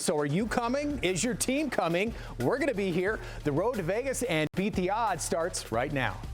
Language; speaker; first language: English; native; English